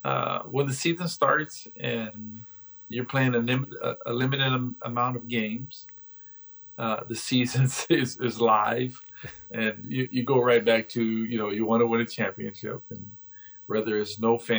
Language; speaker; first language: English; native; English